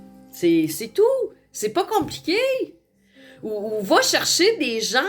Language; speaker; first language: French; native; French